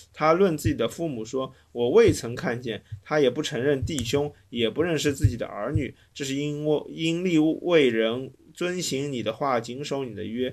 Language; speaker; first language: Chinese; native; Chinese